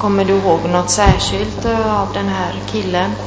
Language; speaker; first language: Swedish; non-native, fluent; Italian